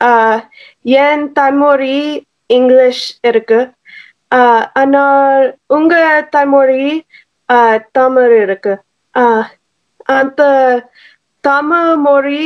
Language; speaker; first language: Tamil; non-native, learner; English